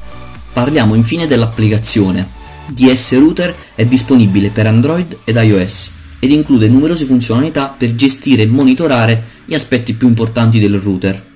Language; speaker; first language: Italian; native; Italian